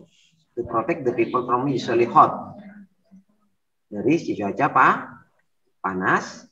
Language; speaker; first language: English; non-native, learner; Indonesian